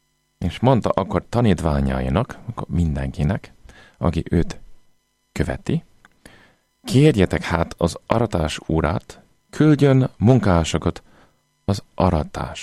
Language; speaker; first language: Hungarian; non-native, fluent; English